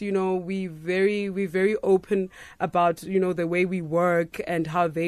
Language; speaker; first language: English; non-native, local second language; Xhosa